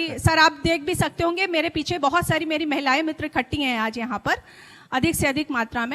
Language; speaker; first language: Hindi; native; Hindi